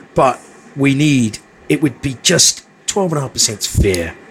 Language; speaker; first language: English; native; English